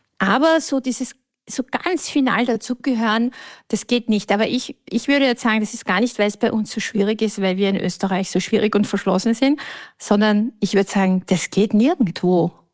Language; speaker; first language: German; native; German